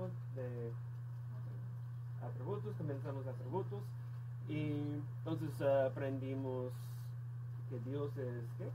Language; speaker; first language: Spanish; non-native, fluent; English